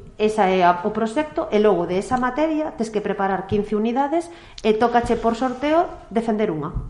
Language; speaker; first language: Galician; non-native, local second language; Spanish